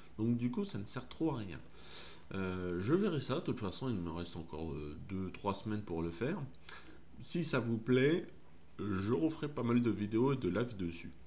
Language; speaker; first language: French; native; French